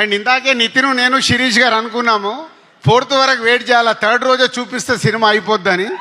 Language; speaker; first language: Telugu; native; Telugu